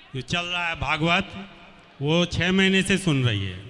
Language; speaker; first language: Hindi; native; Hindi